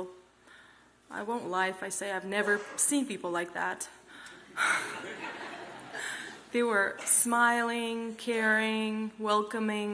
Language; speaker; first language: English; non-native, fluent; Kazakh